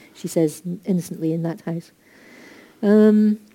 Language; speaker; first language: English; native; English